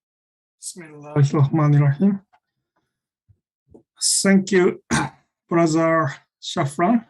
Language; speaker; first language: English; non-native, fluent; Japanese